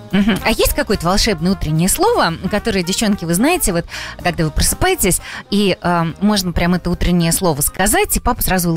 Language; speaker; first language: Russian; native; Russian